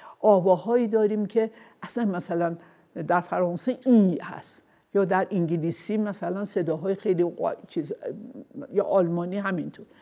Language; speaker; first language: Persian; non-native, local second language; Azerbaijani